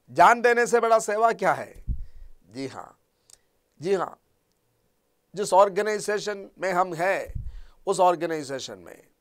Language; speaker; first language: Hindi; non-native, local second language; Malayalam